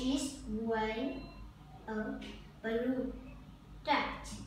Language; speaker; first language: English; non-native, learner; Vietnamese